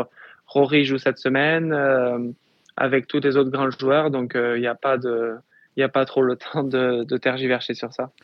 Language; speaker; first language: French; native; French